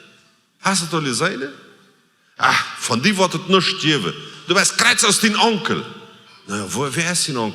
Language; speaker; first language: German; non-native, learner; Plautdietsch